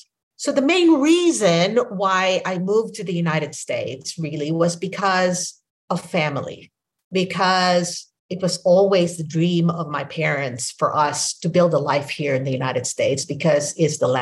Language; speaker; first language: English; non-native, local second language; Filipino